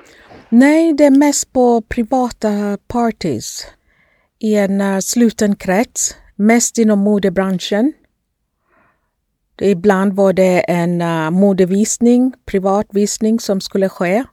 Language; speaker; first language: Swedish; non-native, fluent; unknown